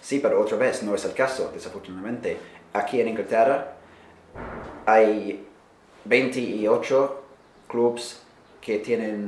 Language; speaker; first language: Spanish; non-native, fluent; English